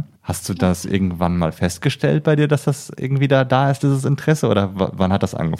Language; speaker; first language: German; native; German